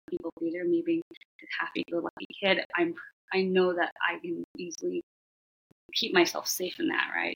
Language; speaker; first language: English; native; English